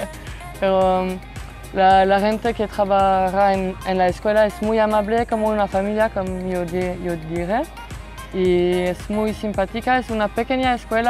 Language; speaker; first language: Spanish; non-native, learner; French